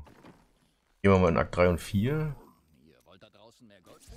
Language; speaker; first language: German; native; German